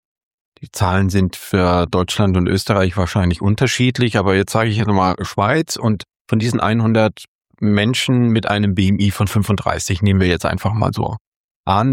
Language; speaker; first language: German; native; German